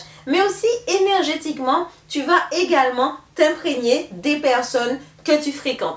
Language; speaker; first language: French; native; French